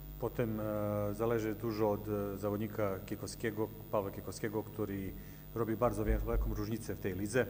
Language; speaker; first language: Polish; non-native, learner; Serbian